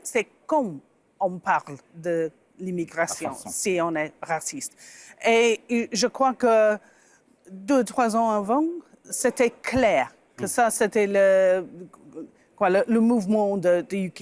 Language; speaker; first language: French; non-native, fluent; English